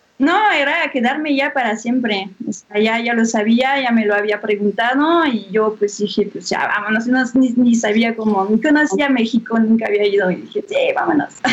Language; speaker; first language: Spanish; non-native, fluent; French